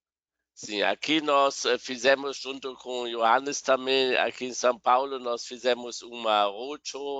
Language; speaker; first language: Portuguese; non-native, fluent; German